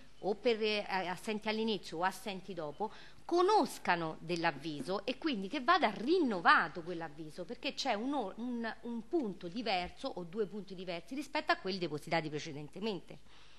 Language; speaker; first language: Italian; native; Italian